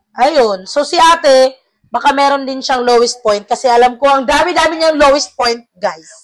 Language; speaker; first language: Filipino; non-native, local second language; Cebuano